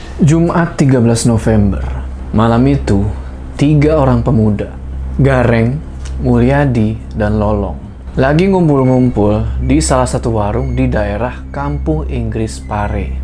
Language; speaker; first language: Indonesian; native; Indonesian